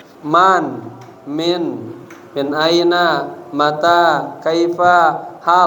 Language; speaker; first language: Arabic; non-native, fluent; Indonesian